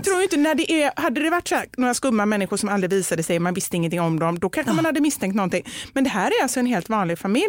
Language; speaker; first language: Swedish; native; Swedish